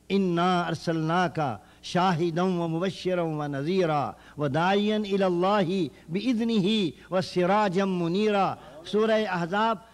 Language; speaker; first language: Urdu; native; Urdu